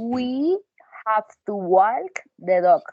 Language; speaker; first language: English; non-native, learner; Spanish